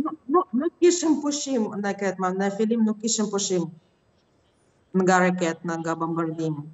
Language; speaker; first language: Albanian; non-native, learner; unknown